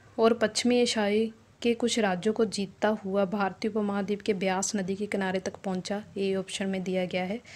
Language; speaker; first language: Hindi; non-native, local second language; Punjabi